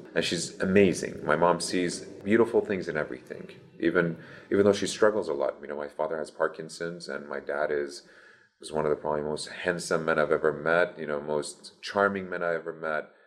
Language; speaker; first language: English; early bilingual, other home language; Persian